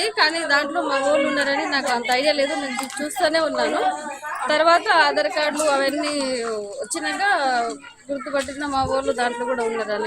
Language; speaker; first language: Telugu; native; Telugu